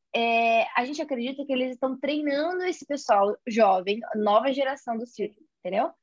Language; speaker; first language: Portuguese; native; Portuguese